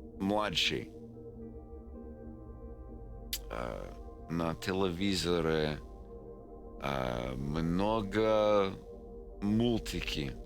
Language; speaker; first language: Russian; non-native, learner; English